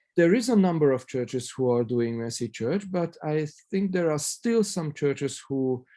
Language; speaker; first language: English; non-native, fluent; Hungarian